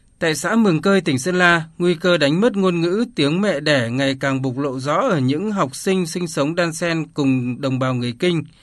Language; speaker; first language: Vietnamese; native; Vietnamese